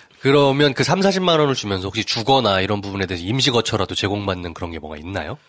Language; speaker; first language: Korean; native; Korean